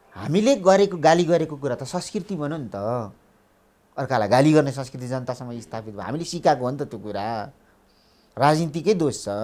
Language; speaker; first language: Nepali; native; Nepali